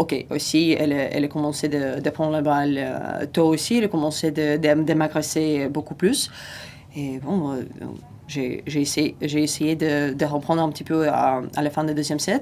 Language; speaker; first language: French; non-native, fluent; Russian